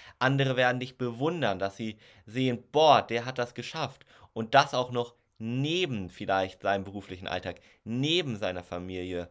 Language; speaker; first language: German; native; German